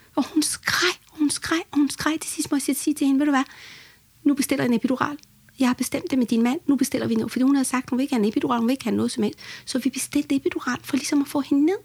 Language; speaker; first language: Danish; early bilingual, other home language; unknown